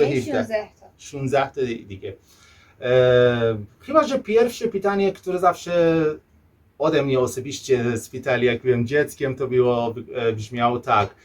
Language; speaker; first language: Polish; non-native, learner; Persian